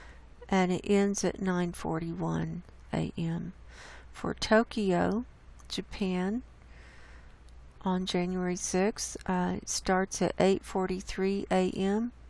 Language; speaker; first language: English; native; English